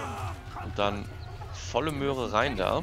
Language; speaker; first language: German; native; German